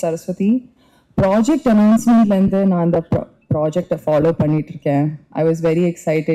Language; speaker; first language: Tamil; non-native, learner; English